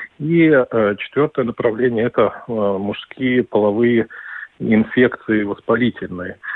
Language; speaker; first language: Russian; non-native, local second language; Latvian